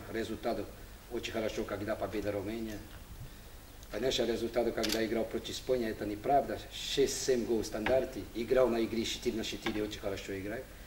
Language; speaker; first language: Russian; non-native, learner; Portuguese